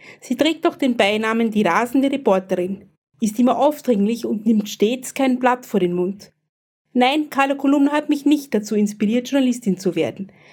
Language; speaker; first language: German; native; German